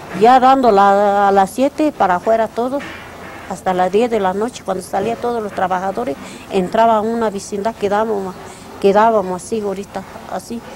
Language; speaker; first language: Spanish; non-native, local second language; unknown